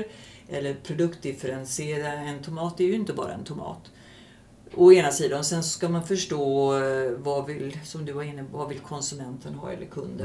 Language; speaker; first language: Swedish; native; Swedish